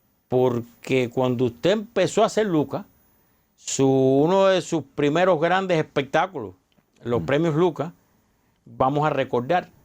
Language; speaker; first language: Spanish; native; Spanish